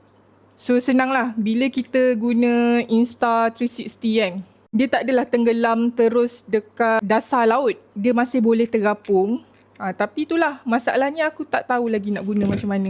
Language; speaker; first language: Malay; native; Malay